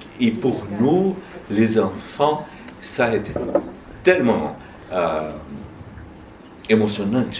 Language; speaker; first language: French; non-native, fluent; Portuguese